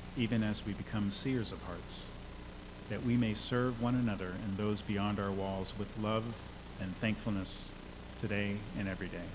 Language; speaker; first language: English; native; English